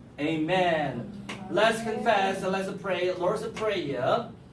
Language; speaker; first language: English; non-native, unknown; Korean